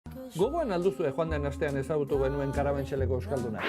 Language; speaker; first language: Basque; native; Basque